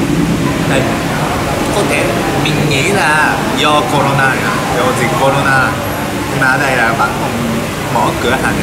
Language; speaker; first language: Vietnamese; non-native, learner; Japanese